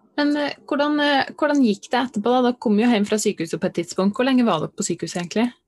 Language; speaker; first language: Norwegian; native; Norwegian